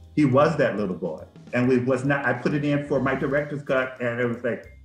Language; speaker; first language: English; native; English